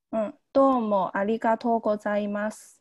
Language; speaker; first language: Japanese; non-native, fluent; Chinese